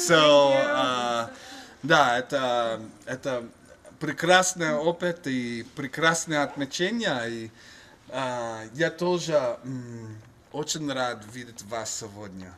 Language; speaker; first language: Russian; non-native, fluent; English